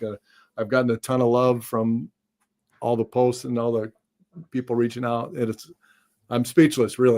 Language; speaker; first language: English; native; English